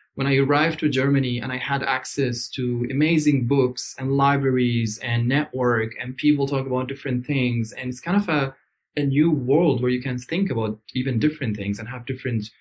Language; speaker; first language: English; non-native, fluent; Arabic